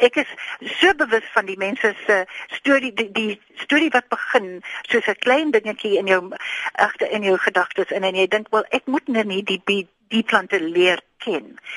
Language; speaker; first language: Afrikaans; non-native, local second language; English